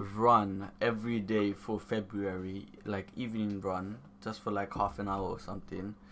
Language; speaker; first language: English; early bilingual, other home language; Nepali